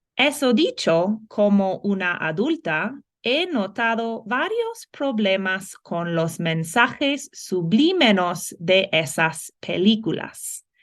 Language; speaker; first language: Spanish; non-native, fluent; English